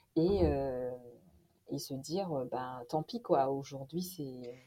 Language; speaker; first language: French; native; French